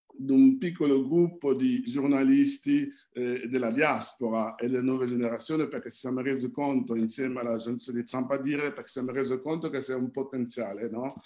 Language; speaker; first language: Italian; non-native, fluent; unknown